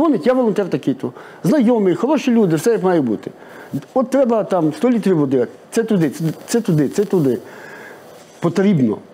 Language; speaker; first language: Ukrainian; native; Ukrainian